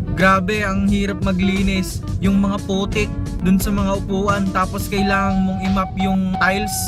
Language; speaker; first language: Filipino; non-native, local second language; Iloko